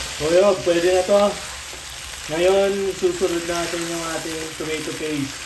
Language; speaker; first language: Filipino; non-native, local second language; Pampanga